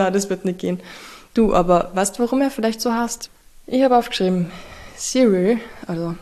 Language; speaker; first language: German; native; German